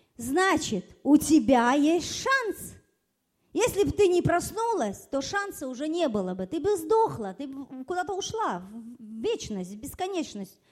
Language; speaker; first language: Russian; early bilingual, other home language; German